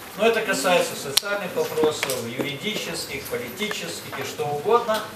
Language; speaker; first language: Russian; native; Russian